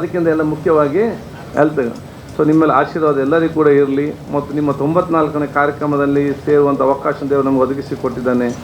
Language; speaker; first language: Kannada; non-native, local second language; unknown